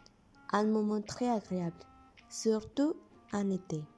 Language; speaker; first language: French; non-native, learner; Spanish